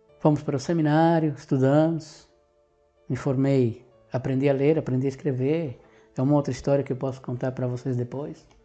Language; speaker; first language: Portuguese; non-native, fluent; Spanish